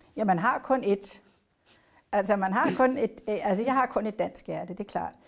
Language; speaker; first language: Danish; native; Danish